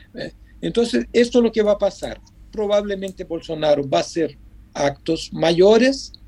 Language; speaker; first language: Spanish; non-native, fluent; Portuguese